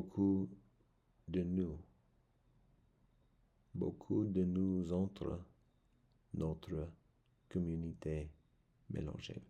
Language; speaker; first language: French; non-native, learner; English